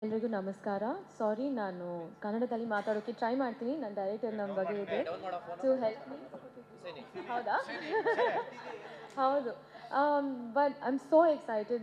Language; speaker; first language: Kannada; non-native, learner; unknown